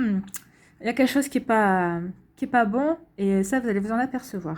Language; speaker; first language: French; native; French